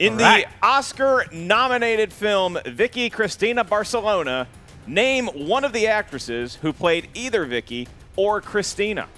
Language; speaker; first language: English; native; English